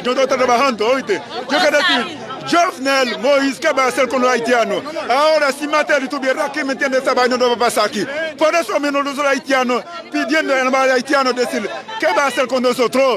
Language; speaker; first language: Spanish; non-native, learner; Haitian Creole